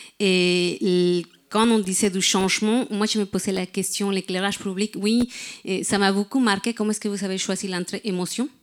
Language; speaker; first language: French; non-native, fluent; Spanish